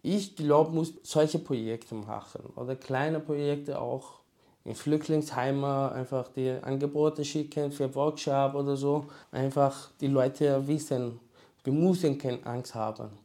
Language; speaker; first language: German; non-native, learner; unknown